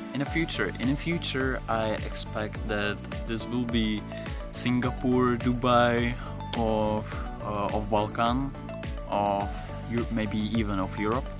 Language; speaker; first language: English; non-native, learner; Czech